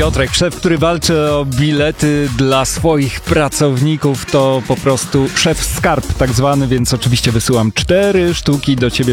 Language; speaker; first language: Polish; native; Polish